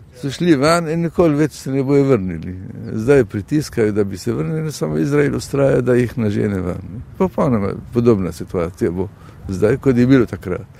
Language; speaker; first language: Slovenian; non-native, fluent; Arabic